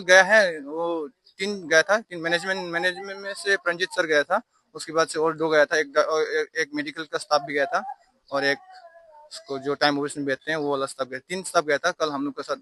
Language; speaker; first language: Hindi; non-native, local second language; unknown